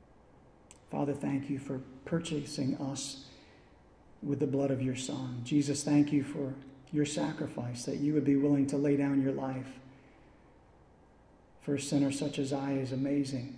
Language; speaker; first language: English; native; English